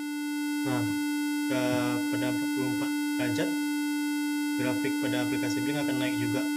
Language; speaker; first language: Indonesian; native; Indonesian